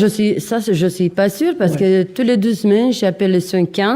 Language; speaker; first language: French; non-native, learner; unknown